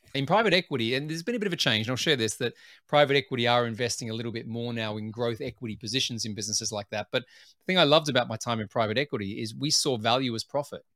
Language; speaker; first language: English; native; English